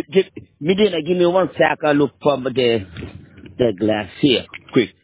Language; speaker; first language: English; non-native, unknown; Portuguese